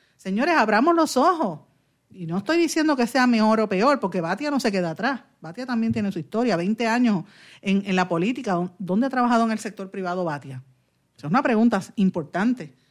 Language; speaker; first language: Spanish; native; Spanish